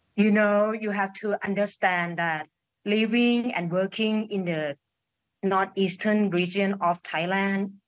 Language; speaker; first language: English; non-native, fluent; Thai